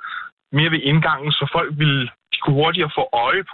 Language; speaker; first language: Danish; native; Danish